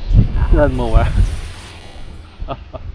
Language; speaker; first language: Chinese; native; Chinese